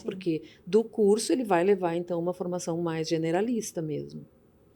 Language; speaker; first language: Portuguese; native; Portuguese